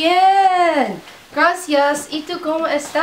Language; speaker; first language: Spanish; non-native, learner; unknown